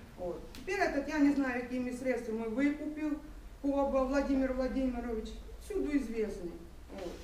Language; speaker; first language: Russian; non-native, local second language; Ukrainian